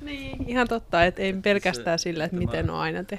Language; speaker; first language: Finnish; native; Finnish